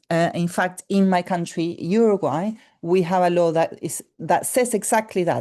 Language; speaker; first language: English; non-native, fluent; Spanish